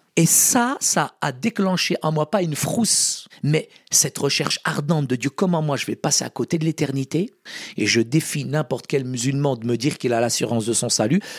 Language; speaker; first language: French; early bilingual, other home language; Arabic